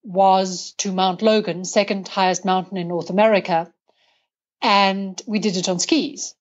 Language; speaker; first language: English; native; English